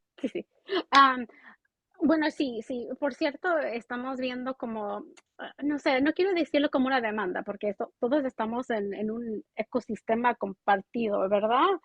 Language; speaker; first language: Spanish; early bilingual, heritage; Spanish